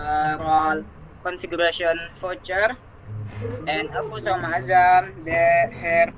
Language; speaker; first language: English; non-native, learner; Indonesian